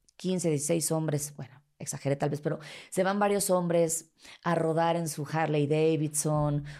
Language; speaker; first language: Spanish; native; Spanish